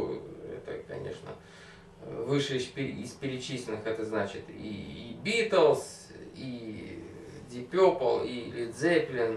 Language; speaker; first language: Russian; native; Russian